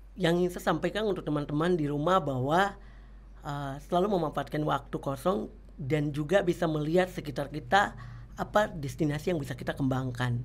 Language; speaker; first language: Indonesian; native; Indonesian